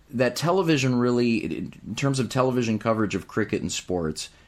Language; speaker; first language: English; native; English